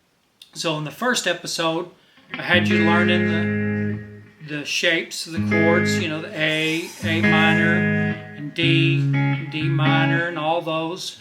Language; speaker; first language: English; native; English